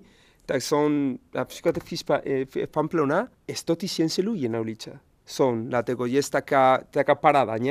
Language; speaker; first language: Polish; non-native, learner; Spanish